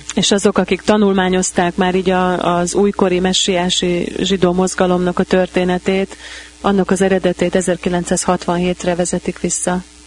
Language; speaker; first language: Hungarian; native; Hungarian